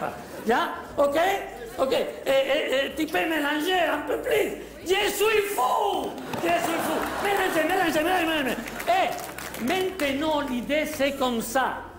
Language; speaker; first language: French; non-native, learner; Spanish